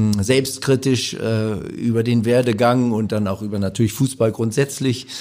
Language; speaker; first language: German; native; German